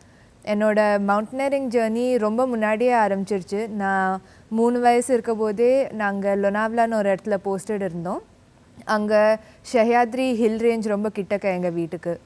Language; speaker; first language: Tamil; early bilingual, heritage; Tamil